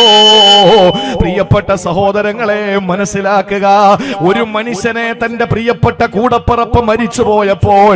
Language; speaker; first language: Malayalam; native; Malayalam